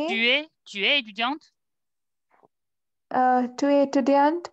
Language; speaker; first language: French; non-native, learner; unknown